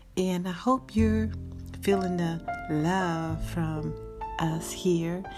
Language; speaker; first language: English; native; English